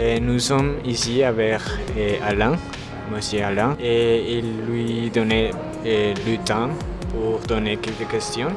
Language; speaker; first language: French; non-native, learner; Spanish